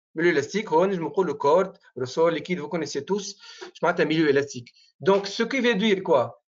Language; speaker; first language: French; non-native, local second language; Arabic